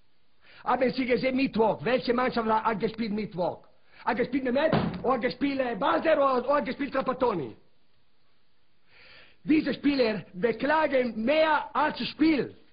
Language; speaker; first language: German; non-native, learner; Italian